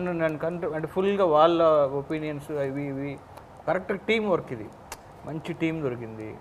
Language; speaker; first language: Telugu; native; Telugu